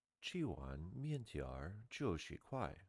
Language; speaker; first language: Chinese; non-native, learner; English